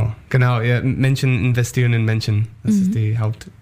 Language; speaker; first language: German; non-native, learner; English